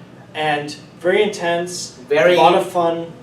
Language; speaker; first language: English; native; English